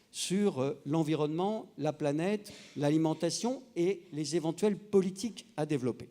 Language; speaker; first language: French; native; French